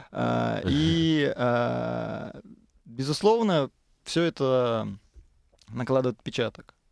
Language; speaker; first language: Russian; native; Russian